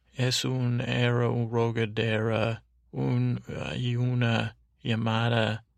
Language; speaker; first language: Spanish; non-native, learner; English